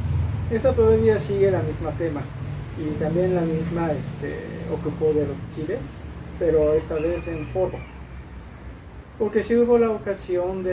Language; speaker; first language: Spanish; non-native, learner; Japanese